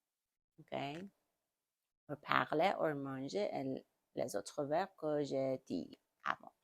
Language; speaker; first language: French; non-native, learner; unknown